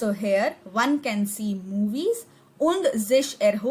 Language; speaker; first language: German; non-native, learner; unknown